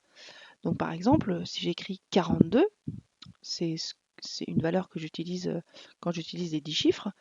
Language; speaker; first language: French; native; French